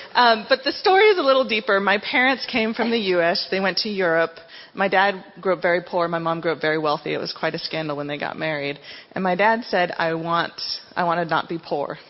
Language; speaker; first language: English; native; English